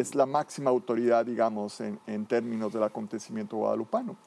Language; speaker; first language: Spanish; native; Spanish